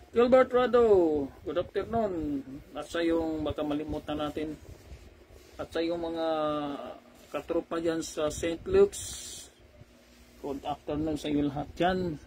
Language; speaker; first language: Filipino; non-native, local second language; Cebuano